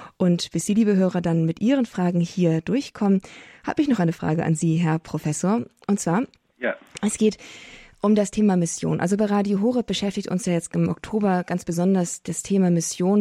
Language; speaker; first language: German; native; German